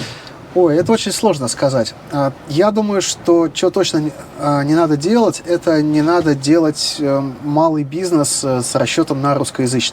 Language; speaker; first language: Russian; native; Russian